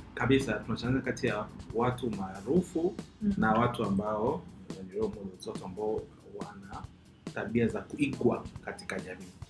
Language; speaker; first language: Swahili; native; Swahili